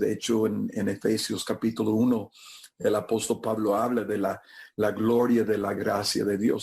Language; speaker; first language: Spanish; non-native, fluent; English